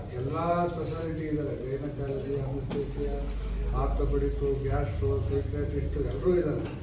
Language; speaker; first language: Kannada; native; Kannada